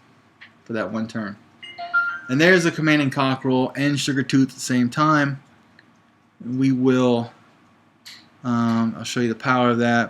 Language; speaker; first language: English; native; English